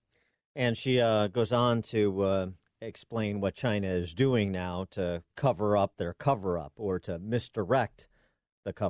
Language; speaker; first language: English; native; English